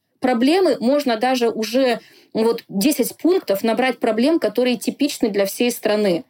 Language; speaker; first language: Russian; non-native, local second language; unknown